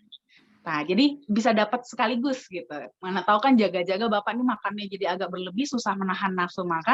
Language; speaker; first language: Indonesian; native; Indonesian